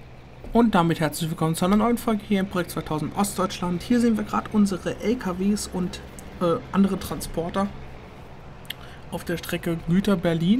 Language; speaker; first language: German; native; German